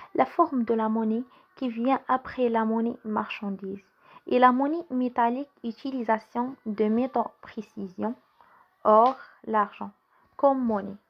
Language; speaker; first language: French; non-native, local second language; Arabic